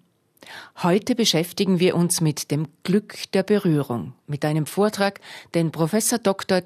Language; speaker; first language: German; native; German